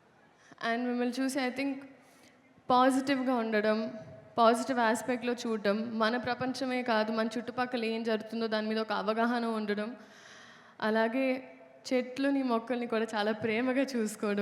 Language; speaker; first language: Telugu; native; Telugu